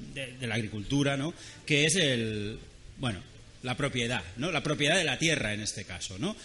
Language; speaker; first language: Spanish; non-native, local second language; Catalan